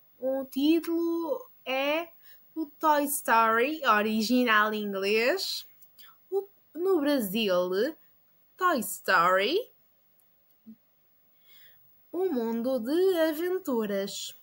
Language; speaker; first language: Portuguese; non-native, learner; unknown